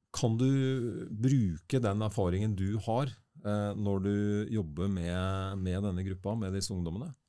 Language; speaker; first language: Norwegian; native; Norwegian